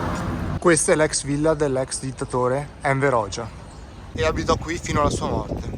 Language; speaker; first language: Italian; native; Italian